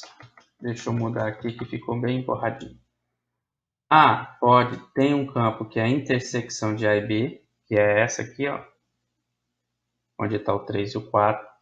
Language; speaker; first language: Portuguese; native; Portuguese